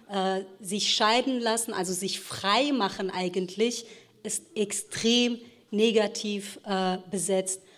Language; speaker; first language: German; early bilingual, other home language; Kurdish